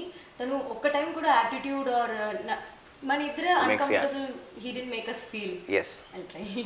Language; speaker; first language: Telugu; non-native, learner; Tamil